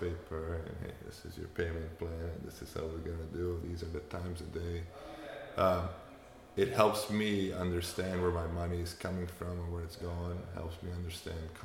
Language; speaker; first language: English; non-native, fluent; Romanian